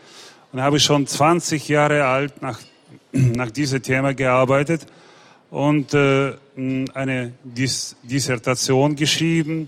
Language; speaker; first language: German; non-native, fluent; Russian